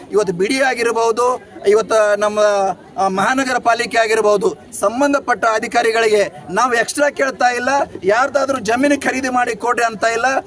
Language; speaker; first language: Kannada; non-native, local second language; Lambadi